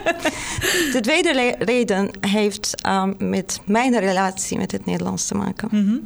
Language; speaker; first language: Dutch; non-native, fluent; Arabic